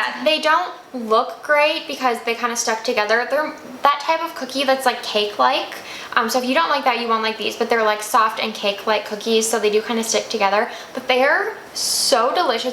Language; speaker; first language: English; native; English